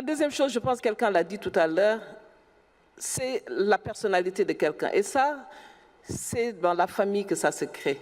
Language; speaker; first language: French; non-native, local second language; Wolof